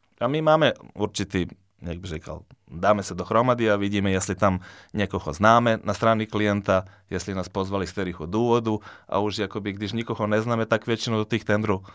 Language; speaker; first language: Czech; non-native, fluent; Serbian